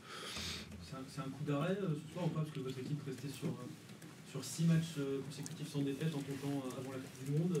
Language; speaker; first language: French; native; French